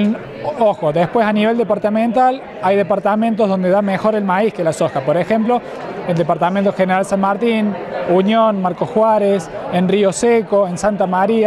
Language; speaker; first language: Spanish; native; Spanish